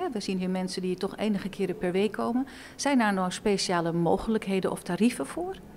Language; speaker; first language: Dutch; native; Dutch